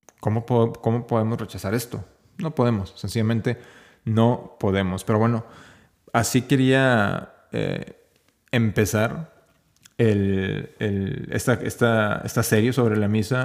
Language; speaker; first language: Spanish; native; Spanish